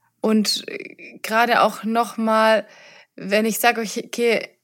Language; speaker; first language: German; native; German